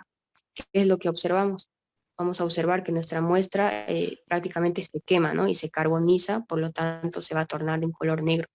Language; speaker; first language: Spanish; native; Spanish